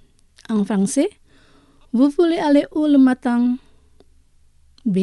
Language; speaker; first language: French; non-native, fluent; Indonesian